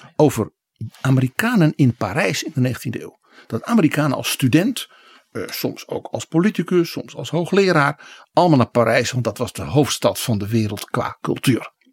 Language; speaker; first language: Dutch; native; Dutch